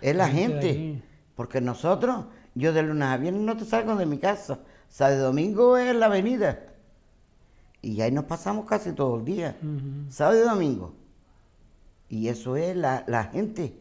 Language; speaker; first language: Spanish; native; Spanish